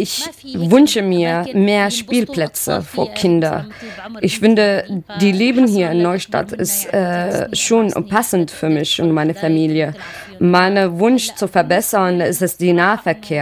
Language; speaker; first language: German; non-native, learner; Arabic